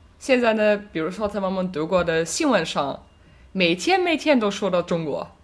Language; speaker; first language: Chinese; non-native, fluent; German